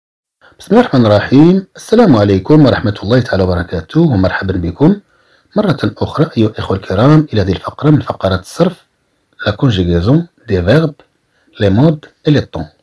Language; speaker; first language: Arabic; native; Arabic